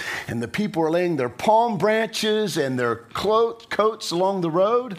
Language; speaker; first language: English; native; English